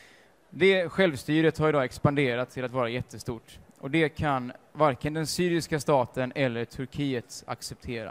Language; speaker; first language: Swedish; native; Swedish